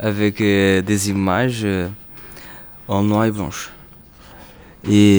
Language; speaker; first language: French; non-native, learner; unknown